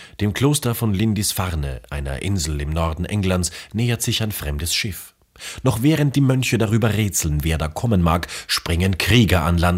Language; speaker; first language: German; native; German